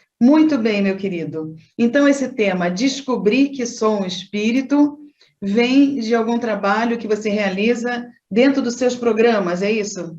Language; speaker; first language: Portuguese; native; Portuguese